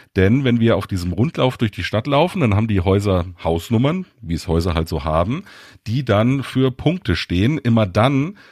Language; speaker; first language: German; native; German